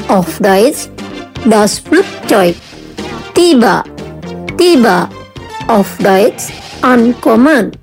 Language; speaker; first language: German; non-native, fluent; Indonesian